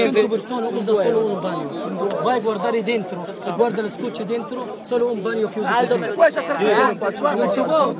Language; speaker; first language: Italian; non-native, learner; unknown